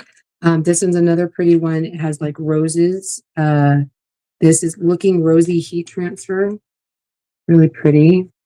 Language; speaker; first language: English; native; English